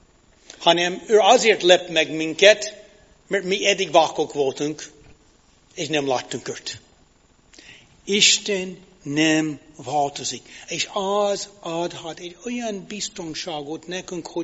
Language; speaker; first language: Hungarian; non-native, fluent; English